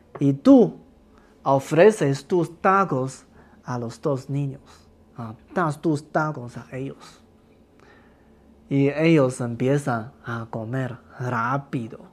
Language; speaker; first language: Spanish; non-native, learner; Chinese